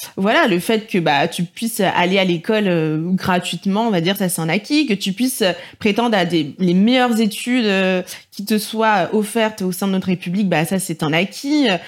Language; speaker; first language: French; native; French